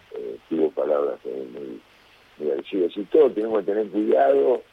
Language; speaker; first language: Spanish; native; Spanish